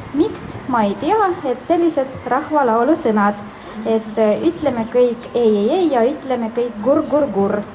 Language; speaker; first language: Estonian; non-native, fluent; Udmurt